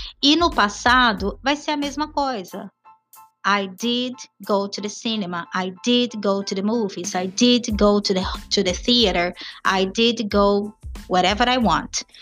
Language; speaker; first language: English; non-native, fluent; Portuguese